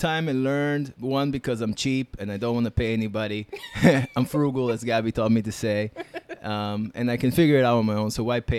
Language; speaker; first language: English; non-native, fluent; Hebrew